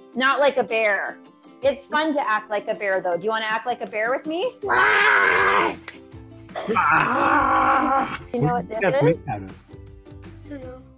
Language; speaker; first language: English; native; English